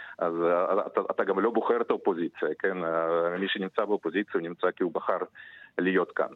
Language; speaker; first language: Hebrew; early bilingual, other home language; Russian